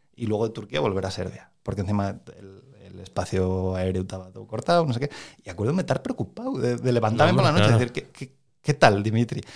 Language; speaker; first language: Spanish; native; Spanish